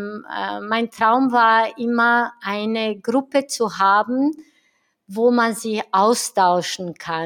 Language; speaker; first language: German; non-native, fluent; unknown